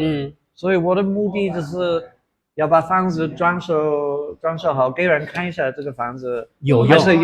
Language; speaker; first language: Chinese; non-native, fluent; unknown